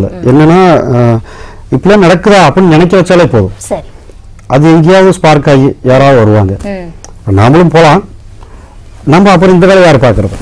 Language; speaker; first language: Tamil; native; Tamil